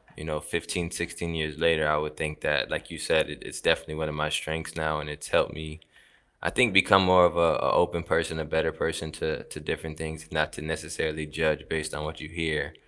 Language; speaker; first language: English; native; English